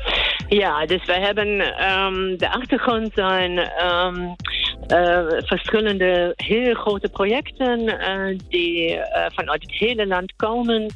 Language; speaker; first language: Dutch; non-native, fluent; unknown